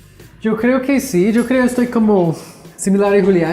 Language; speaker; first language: Spanish; non-native, fluent; English